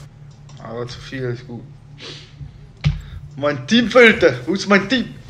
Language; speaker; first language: German; native; German